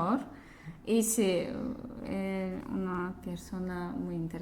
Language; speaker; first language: Spanish; non-native, learner; Azerbaijani